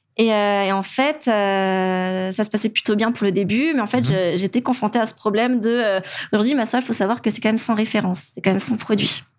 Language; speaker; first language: French; non-native, local second language; Malagasy